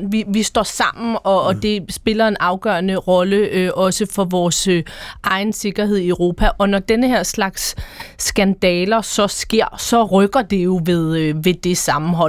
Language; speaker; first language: Danish; native; Danish